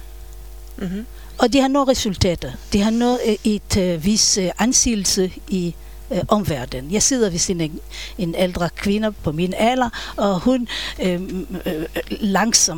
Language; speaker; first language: Danish; non-native, fluent; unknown